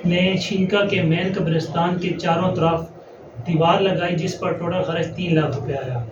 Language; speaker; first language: Urdu; non-native, local second language; Punjabi